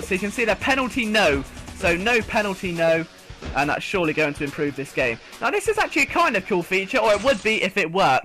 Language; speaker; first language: English; native; English